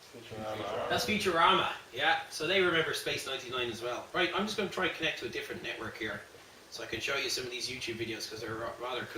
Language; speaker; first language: English; native; English